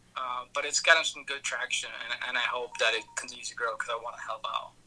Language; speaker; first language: English; early bilingual, other home language; Spanish